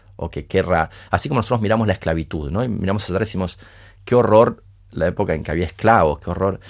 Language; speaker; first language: Spanish; early bilingual, other home language; Portuguese